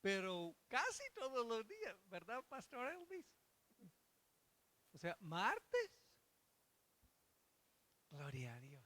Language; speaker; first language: Spanish; non-native, fluent; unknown